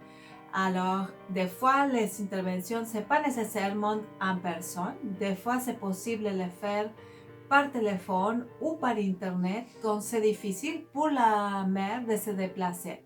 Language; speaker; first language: French; non-native, fluent; Spanish